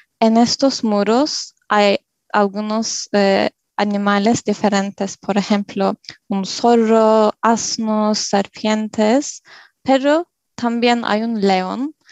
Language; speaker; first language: Spanish; non-native, learner; Turkish